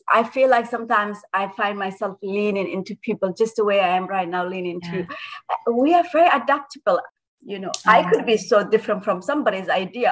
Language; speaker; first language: English; non-native, fluent; Somali